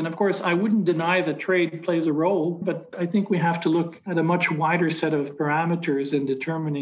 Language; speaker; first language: English; native; English